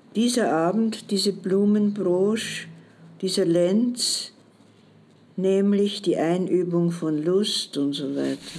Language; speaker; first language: German; native; German